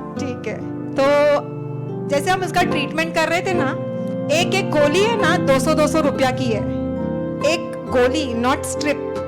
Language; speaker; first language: Hindi; non-native, local second language; Marathi